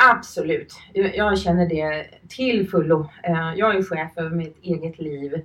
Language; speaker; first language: Swedish; early bilingual, other home language; Finnish